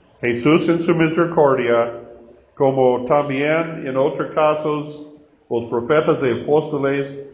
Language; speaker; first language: Spanish; non-native, learner; English